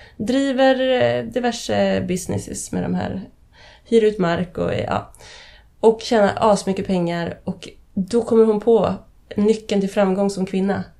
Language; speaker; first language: Swedish; native; Swedish